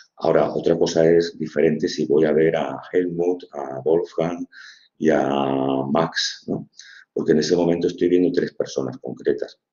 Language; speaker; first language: Spanish; native; Spanish